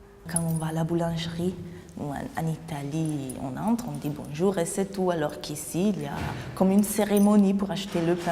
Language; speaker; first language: French; non-native, fluent; Italian